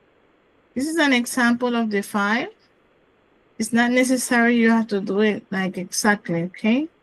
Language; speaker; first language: English; non-native, learner; Spanish